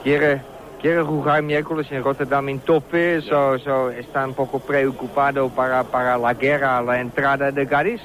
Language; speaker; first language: Spanish; non-native, learner; Dutch